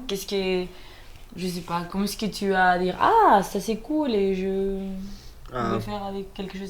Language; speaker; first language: French; non-native, learner; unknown